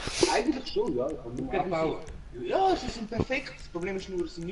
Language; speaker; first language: German; non-native, learner; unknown